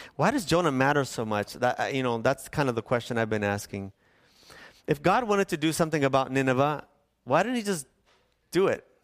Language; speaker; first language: English; native; English